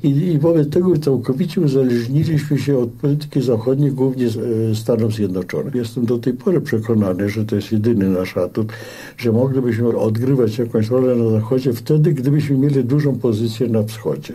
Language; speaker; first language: Polish; native; Polish